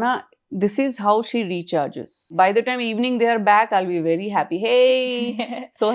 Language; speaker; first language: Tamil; non-native, fluent; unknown